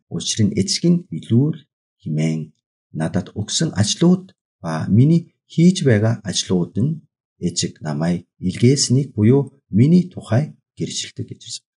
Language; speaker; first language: Mongolian; non-native, fluent; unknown